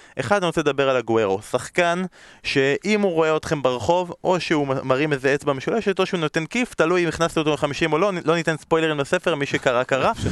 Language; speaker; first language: Hebrew; native; Hebrew